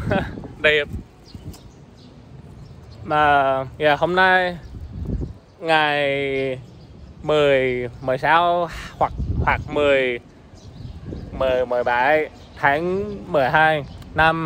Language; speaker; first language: Vietnamese; non-native, learner; English